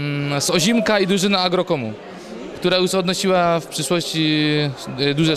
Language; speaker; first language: Polish; native; Polish